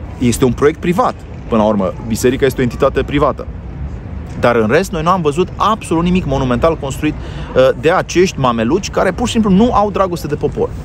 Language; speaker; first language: Romanian; native; Romanian